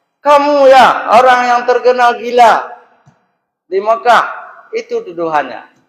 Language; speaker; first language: Malay; non-native, local second language; Achinese